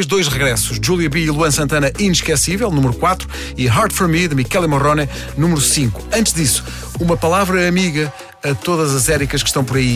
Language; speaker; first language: Portuguese; native; Portuguese